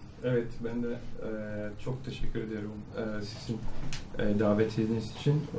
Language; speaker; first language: Turkish; non-native, learner; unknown